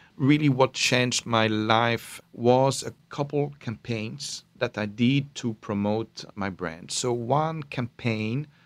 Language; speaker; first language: English; non-native, fluent; French